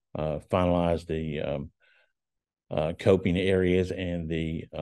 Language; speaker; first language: English; native; English